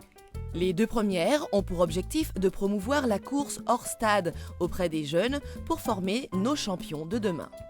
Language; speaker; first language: French; native; French